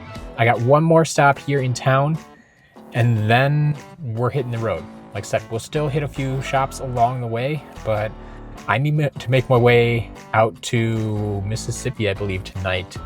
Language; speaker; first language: English; native; English